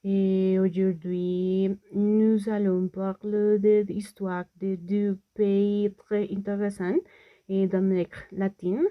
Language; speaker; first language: French; non-native, learner; Spanish